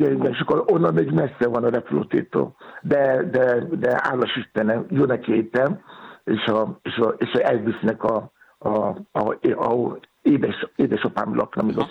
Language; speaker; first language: Hungarian; non-native, learner; Yoruba